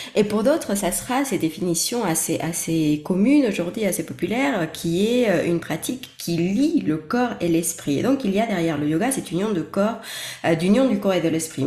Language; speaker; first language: French; non-native, fluent; Spanish